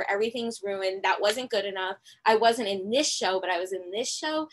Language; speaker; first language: English; native; English